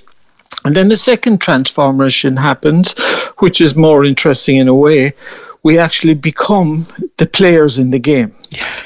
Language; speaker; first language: English; native; English